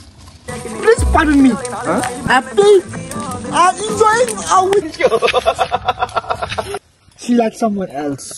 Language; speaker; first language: English; non-native, learner; Nepali